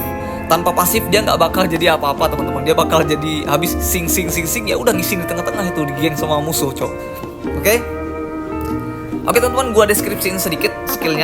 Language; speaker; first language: Indonesian; native; Indonesian